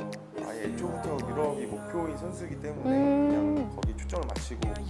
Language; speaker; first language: Korean; native; Korean